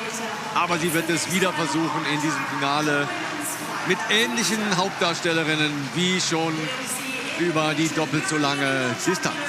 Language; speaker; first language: German; native; German